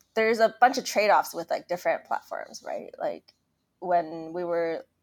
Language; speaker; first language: English; non-native, local second language; Cantonese